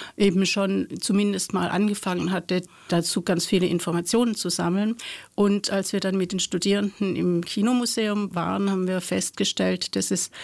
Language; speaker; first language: German; native; German